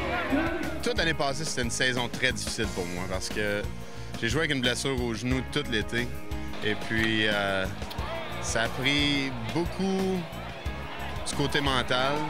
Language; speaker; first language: French; native; French